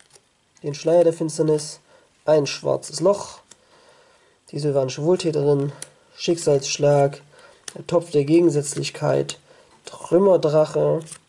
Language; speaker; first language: German; native; German